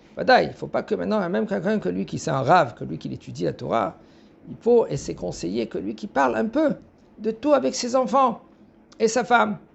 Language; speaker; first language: French; native; French